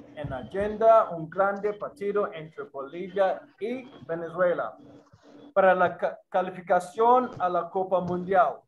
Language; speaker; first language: Spanish; non-native, learner; English